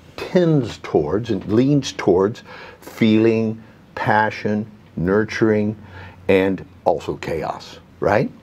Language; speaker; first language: English; native; English